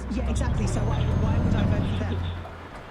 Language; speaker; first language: English; native; English